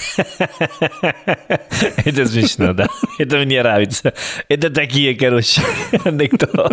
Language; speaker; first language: Russian; non-native, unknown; Italian